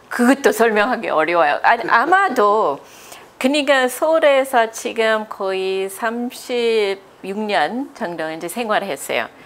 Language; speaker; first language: Korean; non-native, fluent; English